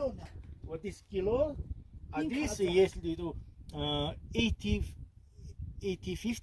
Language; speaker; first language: English; non-native, learner; Armenian